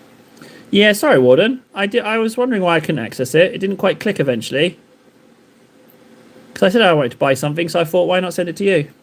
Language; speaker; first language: English; native; English